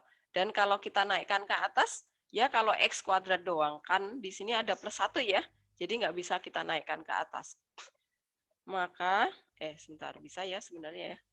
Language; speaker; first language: Indonesian; native; Indonesian